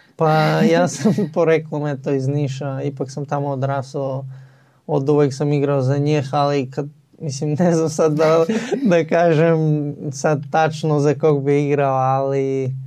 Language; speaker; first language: Serbian; early bilingual, heritage; Serbian